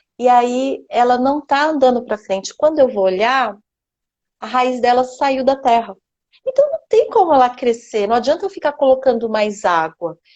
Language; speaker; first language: Portuguese; non-native, local second language; Japanese